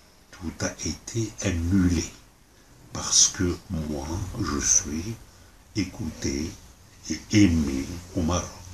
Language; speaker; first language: French; non-native, local second language; Arabic